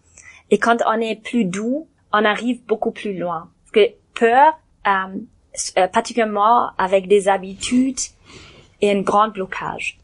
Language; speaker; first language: French; non-native, learner; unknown